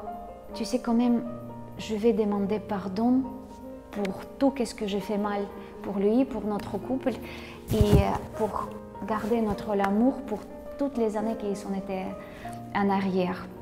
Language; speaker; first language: French; non-native, learner; Russian